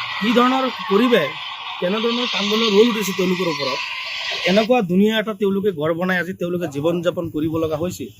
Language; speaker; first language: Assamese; non-native, local second language; Bangla